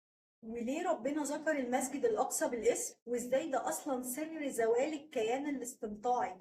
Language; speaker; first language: Arabic; native; Arabic